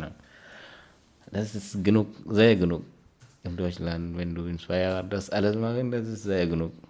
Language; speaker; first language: German; non-native, learner; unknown